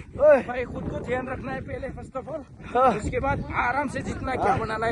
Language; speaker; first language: Hindi; native; Hindi